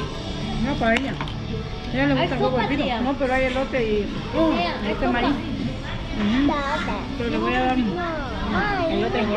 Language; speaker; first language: Spanish; native; Spanish